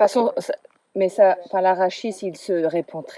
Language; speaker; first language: French; native; French